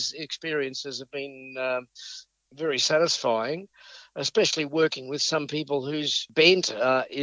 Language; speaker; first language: English; native; English